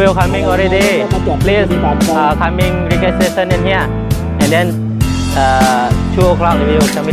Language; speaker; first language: English; non-native, learner; Lao